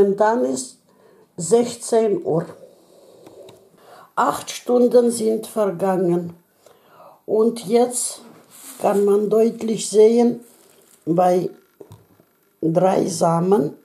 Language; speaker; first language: German; non-native, learner; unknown